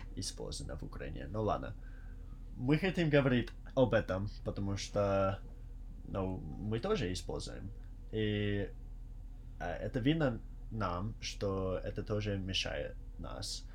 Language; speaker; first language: Russian; non-native, learner; English